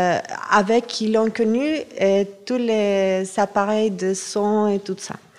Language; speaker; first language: French; non-native, fluent; Spanish